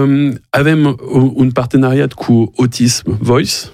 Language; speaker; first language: Romanian; non-native, learner; French